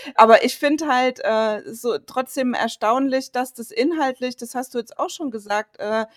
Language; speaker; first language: German; native; German